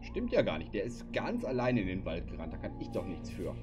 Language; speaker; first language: German; native; German